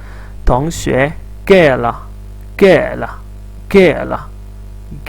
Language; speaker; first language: Chinese; non-native, fluent; Urdu